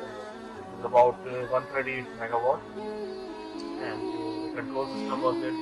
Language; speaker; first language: English; non-native, fluent; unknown